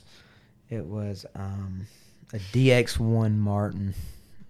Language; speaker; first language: English; native; English